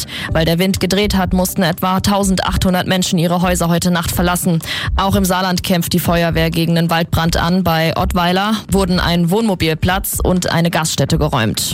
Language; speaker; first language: German; native; German